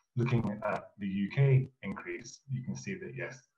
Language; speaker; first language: English; native; English